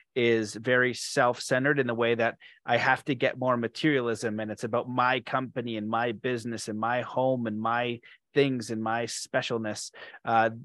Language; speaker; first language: English; native; English